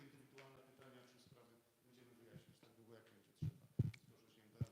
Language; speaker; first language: Polish; native; Polish